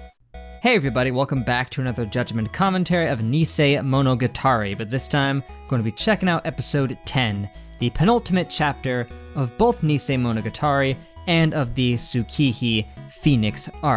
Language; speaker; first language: English; native; English